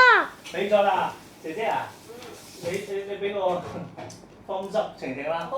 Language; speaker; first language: Cantonese; native; Cantonese